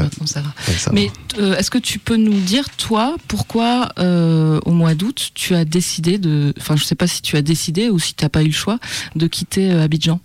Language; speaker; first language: French; native; French